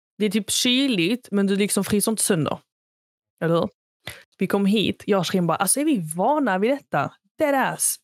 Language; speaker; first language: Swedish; early bilingual, other home language; Arabic